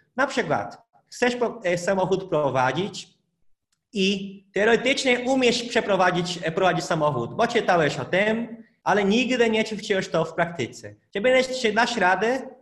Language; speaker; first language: Polish; non-native, fluent; Portuguese